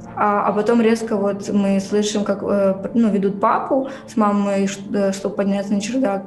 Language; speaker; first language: Russian; native; Russian